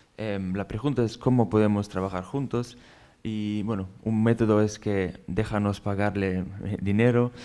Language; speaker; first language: Spanish; non-native, fluent; German